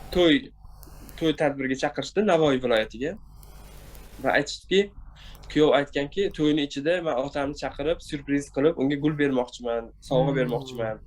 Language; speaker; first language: Uzbek; non-native, local second language; Tajik